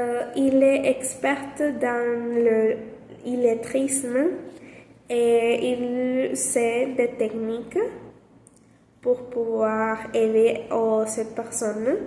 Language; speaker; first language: French; non-native, learner; Spanish